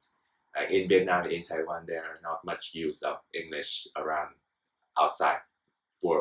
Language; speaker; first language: English; non-native, fluent; Vietnamese